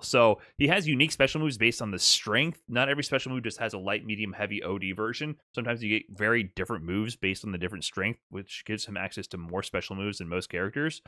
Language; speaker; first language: English; native; English